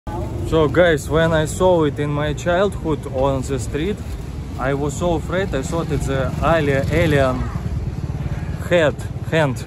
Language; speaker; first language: English; non-native, fluent; Russian